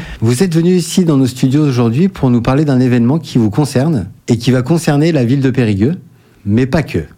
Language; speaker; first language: French; native; French